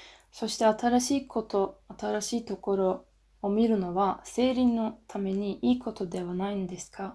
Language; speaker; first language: Japanese; non-native, fluent; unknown